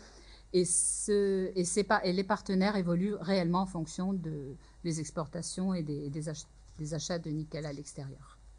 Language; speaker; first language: French; native; French